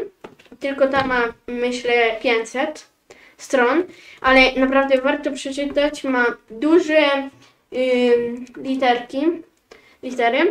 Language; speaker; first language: Polish; early bilingual, heritage; Polish